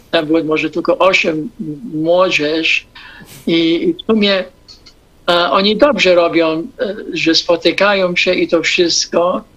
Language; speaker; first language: Polish; non-native, fluent; English